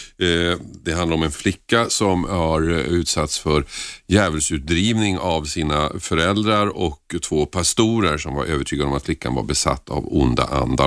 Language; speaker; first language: Swedish; native; Swedish